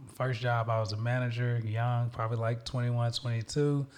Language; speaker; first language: English; native; English